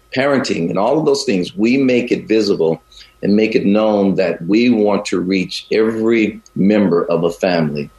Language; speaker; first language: English; native; English